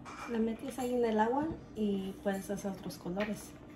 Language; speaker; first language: Spanish; early bilingual, heritage; Spanish